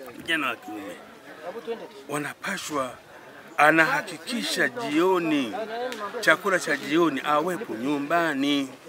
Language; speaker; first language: Swahili; non-native, local second language; Sukuma